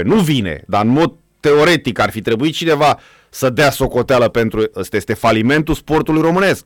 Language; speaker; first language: Romanian; native; Romanian